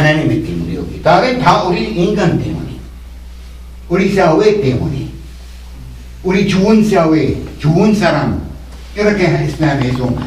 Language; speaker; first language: Korean; non-native, learner; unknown